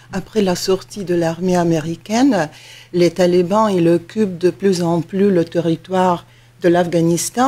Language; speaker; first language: French; non-native, fluent; Russian